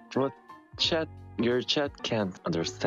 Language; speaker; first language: English; non-native, learner; Korean